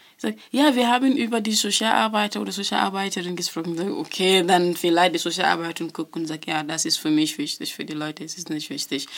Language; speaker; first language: German; non-native, learner; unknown